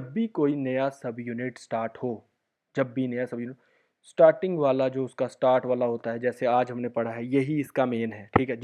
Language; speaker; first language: Hindi; native; Hindi